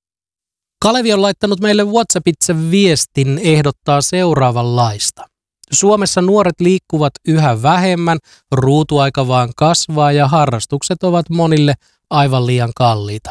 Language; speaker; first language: Finnish; native; Finnish